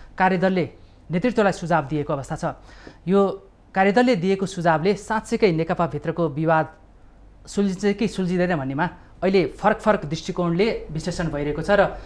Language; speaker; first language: Nepali; native; Nepali